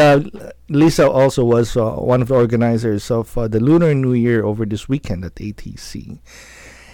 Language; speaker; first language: English; non-native, local second language; Filipino